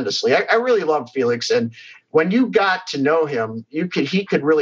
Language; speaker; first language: English; native; English